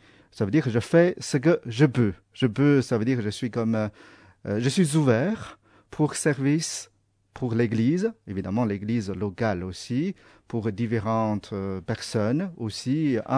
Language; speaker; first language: French; non-native, fluent; Chinese